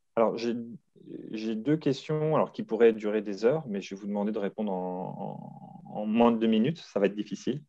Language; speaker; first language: French; native; French